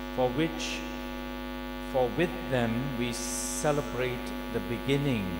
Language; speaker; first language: English; non-native, local second language; Tamil